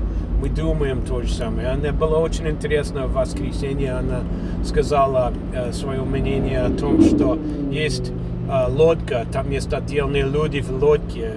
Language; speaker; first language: Russian; non-native, fluent; English